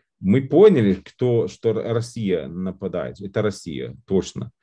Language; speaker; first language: Russian; non-native, fluent; Lithuanian